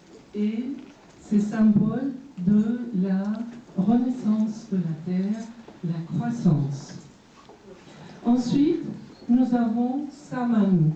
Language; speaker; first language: French; non-native, fluent; Persian